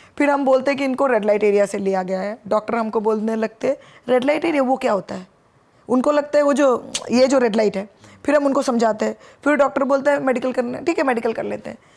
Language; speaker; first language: Hindi; non-native, local second language; Bangla